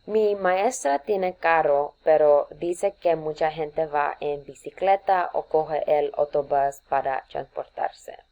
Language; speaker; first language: Spanish; non-native, learner; English